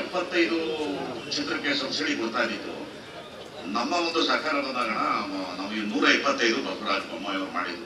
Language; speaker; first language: Kannada; native; Kannada